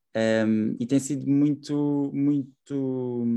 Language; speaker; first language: Portuguese; native; Portuguese